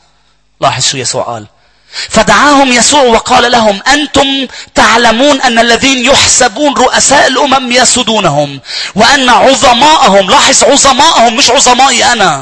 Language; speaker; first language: Arabic; native; Arabic